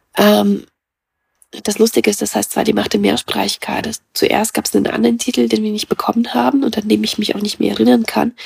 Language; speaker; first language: German; early bilingual, other home language; Russian